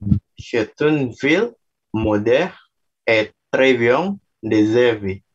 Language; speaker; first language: French; non-native, learner; Indonesian